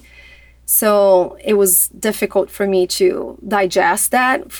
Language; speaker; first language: English; non-native, fluent; Portuguese